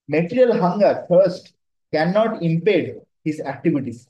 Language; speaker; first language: English; non-native, local second language; Bangla